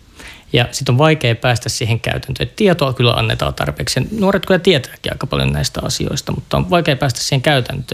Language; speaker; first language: Finnish; native; Finnish